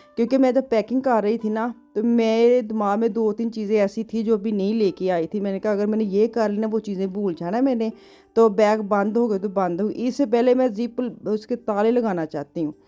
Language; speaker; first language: Urdu; non-native, local second language; Punjabi